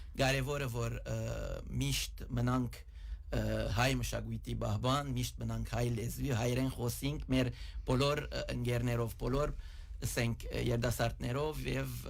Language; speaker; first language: Armenian; native; Armenian